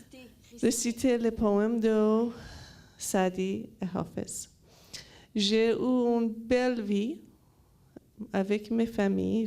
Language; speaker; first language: French; non-native, learner; Persian